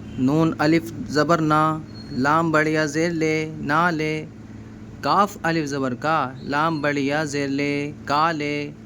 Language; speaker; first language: Urdu; native; Urdu